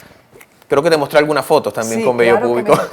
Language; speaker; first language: Spanish; native; Spanish